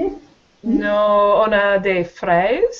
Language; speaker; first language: French; non-native, learner; English